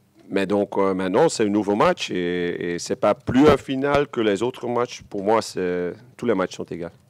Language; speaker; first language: French; non-native, local second language; Dutch